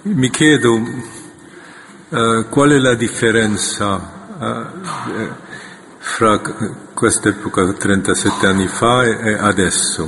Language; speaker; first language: Italian; non-native, fluent; Korean